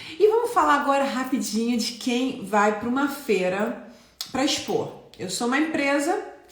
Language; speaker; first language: Portuguese; non-native, fluent; Italian